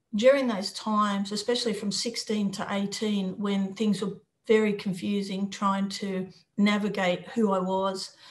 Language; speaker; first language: English; native; English